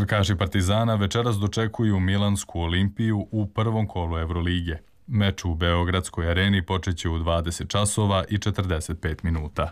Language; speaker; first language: Serbian; native; Serbian